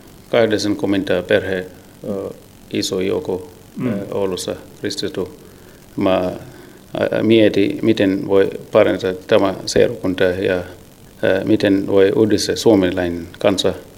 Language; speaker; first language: Finnish; non-native, learner; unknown